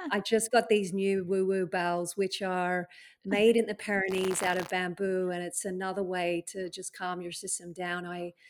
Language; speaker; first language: English; native; English